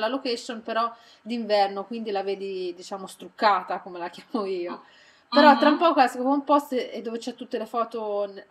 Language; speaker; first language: Italian; native; Italian